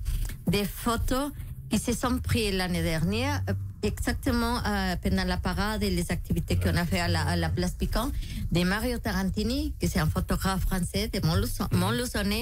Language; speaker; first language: French; non-native, local second language; Spanish